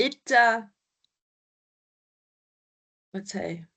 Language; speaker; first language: English; non-native, learner; Vietnamese